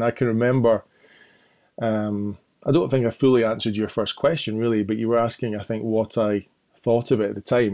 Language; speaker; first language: English; native; English